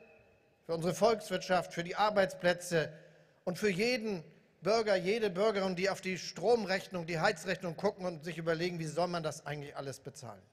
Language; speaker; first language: German; native; German